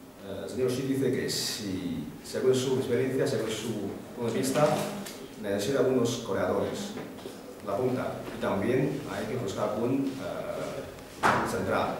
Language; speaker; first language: Spanish; non-native, fluent; Chinese